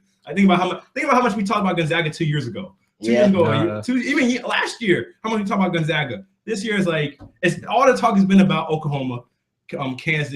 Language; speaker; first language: English; native; English